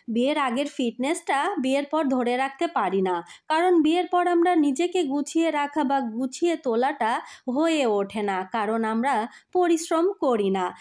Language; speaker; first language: Bangla; native; Bangla